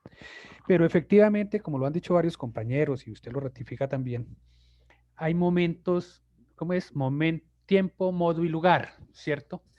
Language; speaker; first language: Spanish; native; Spanish